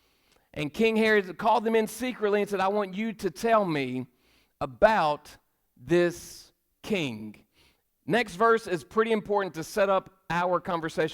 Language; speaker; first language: English; native; English